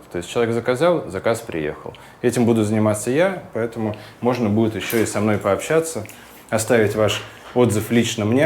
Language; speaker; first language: Russian; native; Russian